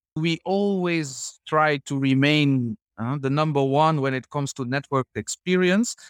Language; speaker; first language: English; non-native, fluent; Dutch